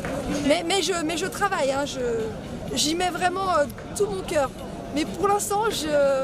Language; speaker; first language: French; native; French